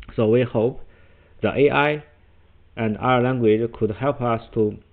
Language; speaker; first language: English; non-native, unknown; Chinese